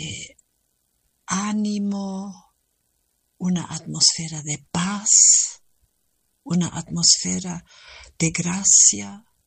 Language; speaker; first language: Spanish; non-native, learner; German